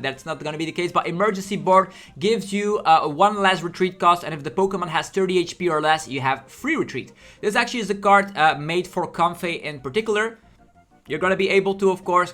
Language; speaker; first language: English; non-native, fluent; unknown